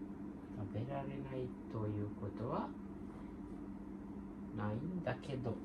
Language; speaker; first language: Japanese; non-native, fluent; Sinhala